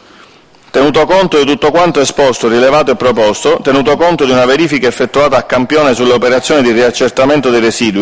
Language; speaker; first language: Italian; native; Italian